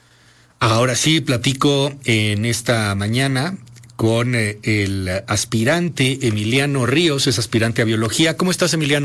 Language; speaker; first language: Spanish; native; Spanish